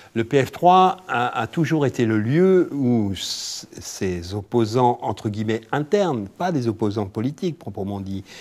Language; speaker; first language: French; native; French